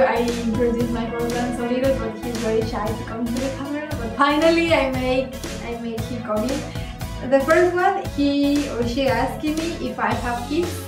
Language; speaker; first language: English; non-native, learner; Spanish